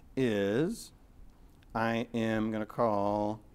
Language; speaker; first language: English; native; English